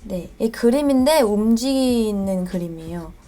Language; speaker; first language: Korean; non-native, fluent; Thai